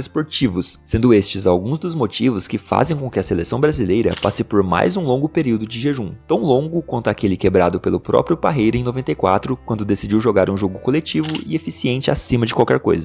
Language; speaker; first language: Portuguese; native; Portuguese